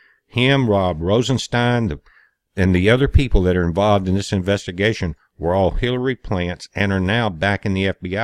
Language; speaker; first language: English; native; English